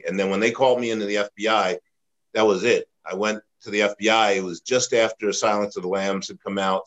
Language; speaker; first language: English; native; English